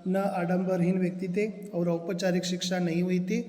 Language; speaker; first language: Hindi; non-native, local second language; Kannada